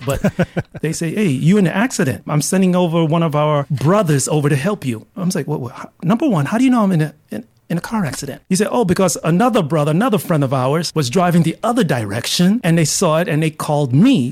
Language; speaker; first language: English; native; English